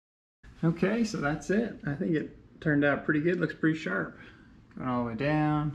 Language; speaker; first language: English; native; English